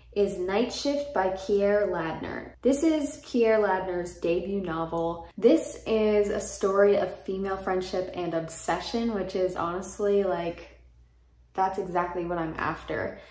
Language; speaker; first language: English; native; English